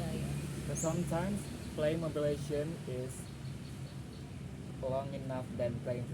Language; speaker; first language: English; non-native, learner; Indonesian